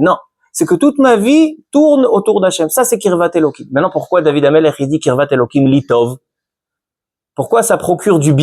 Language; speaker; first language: French; native; French